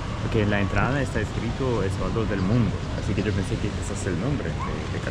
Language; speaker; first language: Spanish; non-native, fluent; German